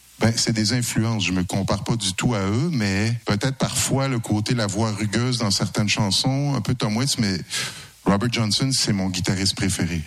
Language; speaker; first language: French; native; French